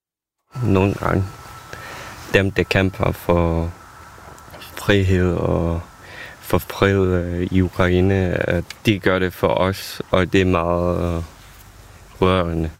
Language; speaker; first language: Danish; non-native, fluent; Ukrainian